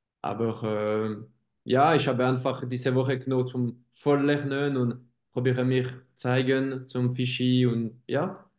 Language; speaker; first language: German; non-native, local second language; French